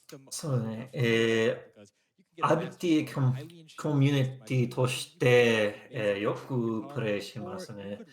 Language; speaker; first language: Japanese; non-native, learner; English